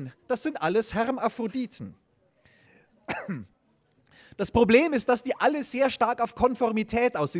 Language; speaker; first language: German; native; German